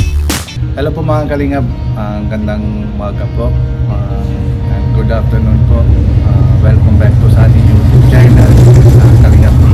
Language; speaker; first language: Filipino; non-native, learner; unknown